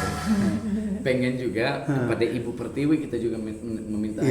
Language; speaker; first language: Indonesian; non-native, fluent; English